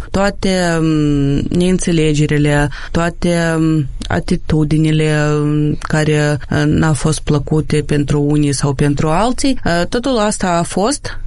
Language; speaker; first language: Romanian; non-native, local second language; Russian